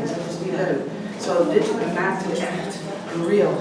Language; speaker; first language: Dutch; non-native, learner; English